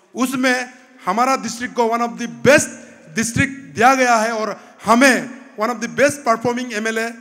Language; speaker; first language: Hindi; non-native, local second language; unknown